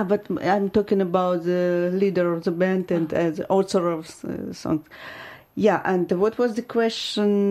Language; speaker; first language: English; non-native, fluent; Ukrainian